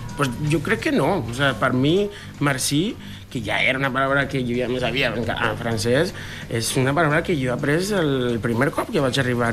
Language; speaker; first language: Catalan; non-native, fluent; Spanish